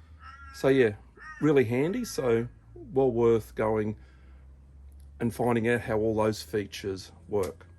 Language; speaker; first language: English; native; English